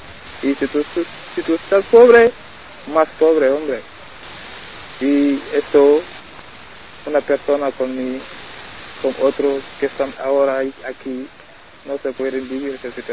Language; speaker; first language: Spanish; non-native, learner; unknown